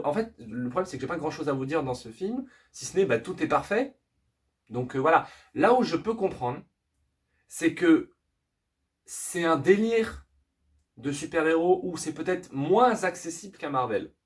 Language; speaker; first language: French; native; French